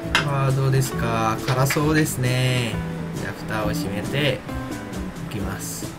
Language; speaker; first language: Japanese; non-native, learner; Sinhala